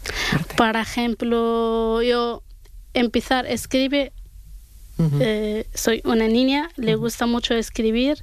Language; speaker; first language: Spanish; non-native, learner; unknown